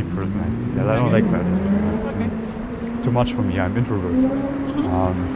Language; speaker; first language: English; non-native, fluent; German